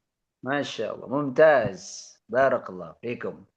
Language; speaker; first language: Arabic; non-native, fluent; Indonesian